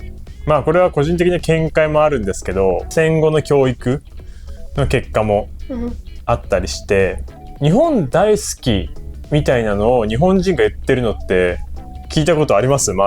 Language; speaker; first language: Japanese; native; Japanese